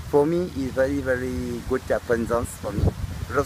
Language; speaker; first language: English; non-native, learner; Morisyen